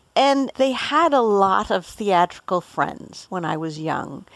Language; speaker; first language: English; native; English